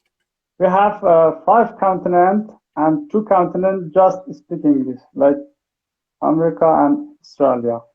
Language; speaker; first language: English; non-native, learner; Persian